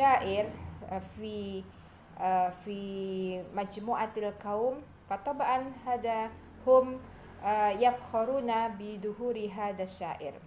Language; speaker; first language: Arabic; non-native, fluent; Indonesian